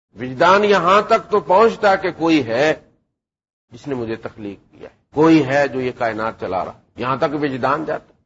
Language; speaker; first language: Urdu; non-native, local second language; Punjabi